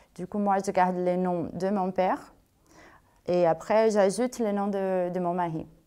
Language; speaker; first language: French; non-native, fluent; Portuguese